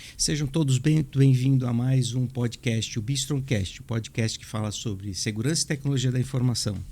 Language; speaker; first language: Portuguese; native; Portuguese